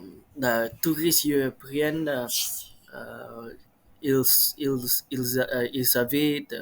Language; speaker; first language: French; non-native, learner; Malay